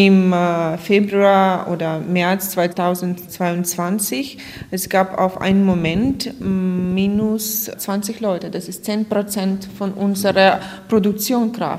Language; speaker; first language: German; non-native, fluent; Ukrainian